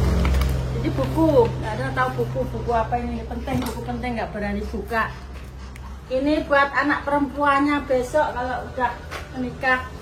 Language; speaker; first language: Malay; non-native, local second language; Javanese